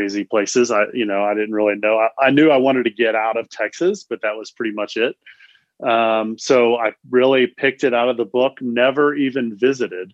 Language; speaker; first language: English; native; English